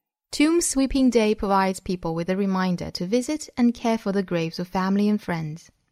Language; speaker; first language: English; non-native, fluent; Chinese